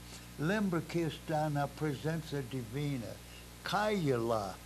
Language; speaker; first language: Portuguese; non-native, fluent; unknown